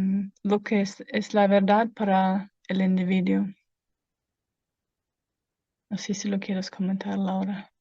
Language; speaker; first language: Spanish; non-native, fluent; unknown